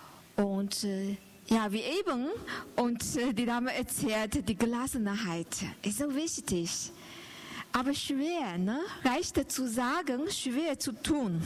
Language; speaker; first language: German; non-native, learner; Chinese